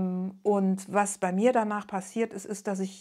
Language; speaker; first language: German; native; German